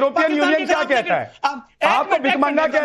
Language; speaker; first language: Hindi; native; Hindi